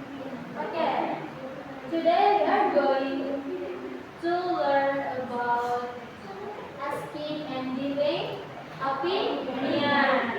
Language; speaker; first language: English; non-native, fluent; Indonesian